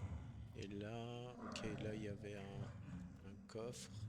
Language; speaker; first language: French; native; French